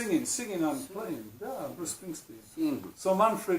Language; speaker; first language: English; non-native, fluent; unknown